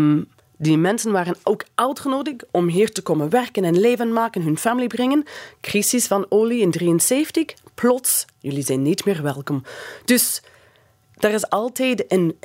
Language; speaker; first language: Dutch; non-native, fluent; English